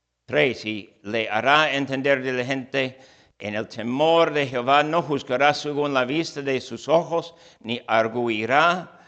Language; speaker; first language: Spanish; non-native, fluent; English